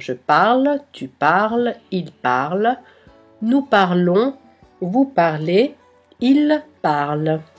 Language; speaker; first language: French; non-native, fluent; Italian